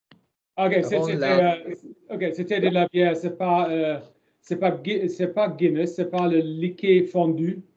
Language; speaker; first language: French; non-native, learner; German